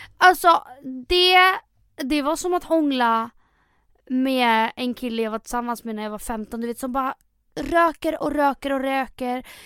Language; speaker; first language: Swedish; early bilingual, other home language; Spanish